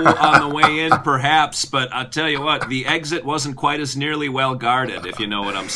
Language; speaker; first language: English; native; English